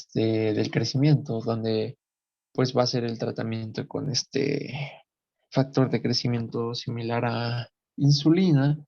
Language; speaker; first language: Spanish; native; Spanish